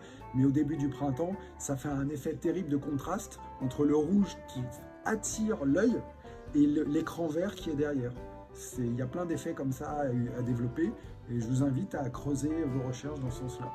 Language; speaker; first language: French; native; French